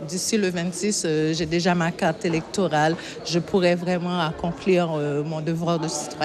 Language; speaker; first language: French; non-native, local second language; Haitian Creole